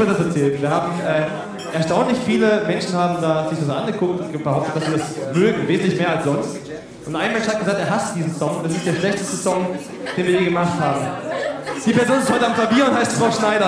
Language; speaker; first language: German; native; German